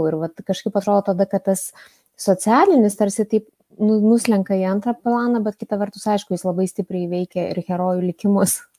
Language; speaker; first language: Lithuanian; native; Lithuanian